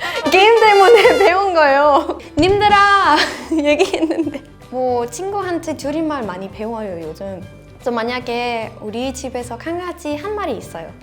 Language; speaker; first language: Korean; non-native, fluent; Danish